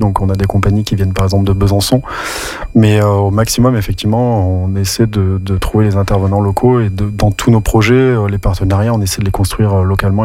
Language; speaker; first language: French; native; French